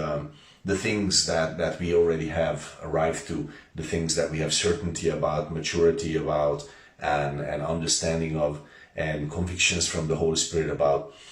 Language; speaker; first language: English; non-native, fluent; Hungarian